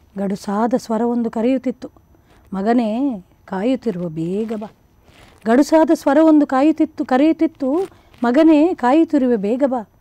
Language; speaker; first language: Kannada; non-native, local second language; Konkani